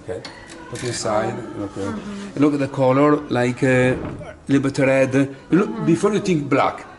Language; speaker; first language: English; non-native, learner; Italian